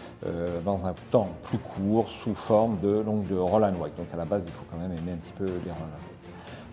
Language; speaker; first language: French; native; French